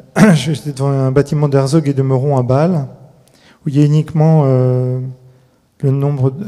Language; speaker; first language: French; native; French